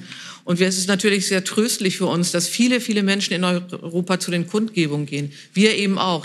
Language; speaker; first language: German; native; German